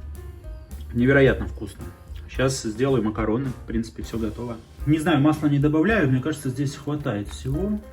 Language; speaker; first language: Russian; native; Russian